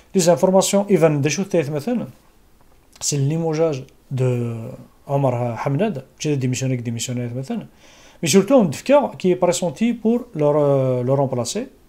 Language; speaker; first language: French; non-native, local second language; Kabyle